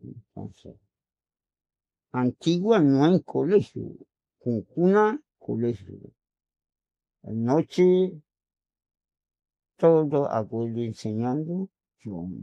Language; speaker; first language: Spanish; non-native, local second language; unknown